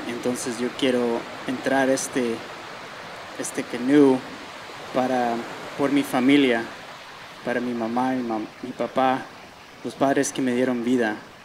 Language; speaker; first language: Spanish; native; Spanish